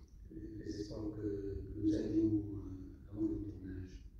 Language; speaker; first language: French; non-native, fluent; English